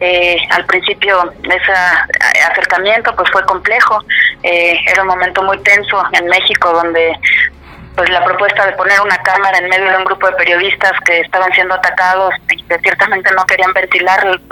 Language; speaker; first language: Spanish; native; Spanish